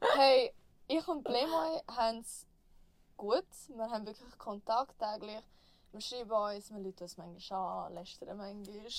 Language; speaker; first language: German; native; German